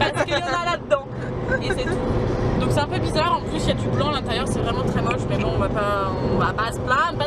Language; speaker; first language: French; native; French